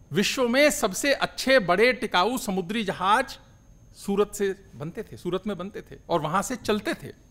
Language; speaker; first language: Hindi; native; Hindi